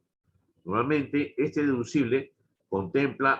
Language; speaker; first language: Spanish; native; Spanish